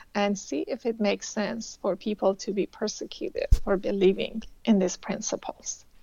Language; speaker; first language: English; early bilingual, other home language; Persian